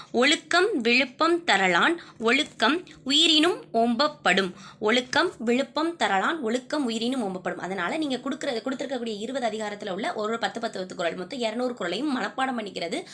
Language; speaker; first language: Tamil; native; Tamil